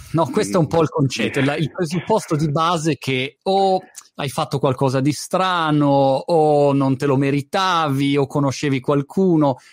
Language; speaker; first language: Italian; native; Italian